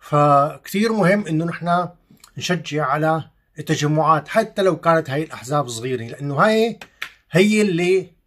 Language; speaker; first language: Arabic; native; Arabic